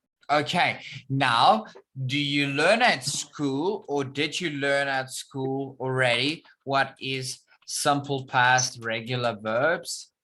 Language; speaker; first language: English; non-native, fluent; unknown